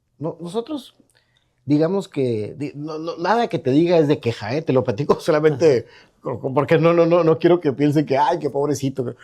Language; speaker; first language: Spanish; native; Spanish